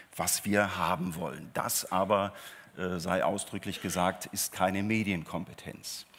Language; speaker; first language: German; native; German